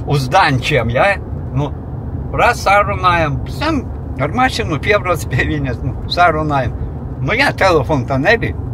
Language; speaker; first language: Latvian; native; Latvian